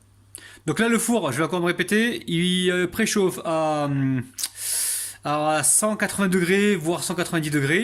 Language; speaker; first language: French; native; French